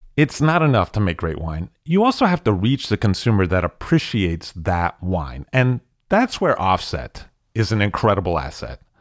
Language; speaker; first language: English; native; English